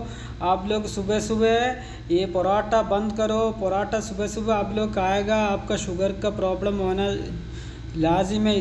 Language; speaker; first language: Hindi; non-native, local second language; Malayalam